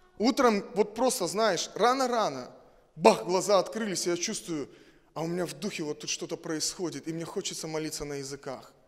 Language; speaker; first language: Russian; native; Russian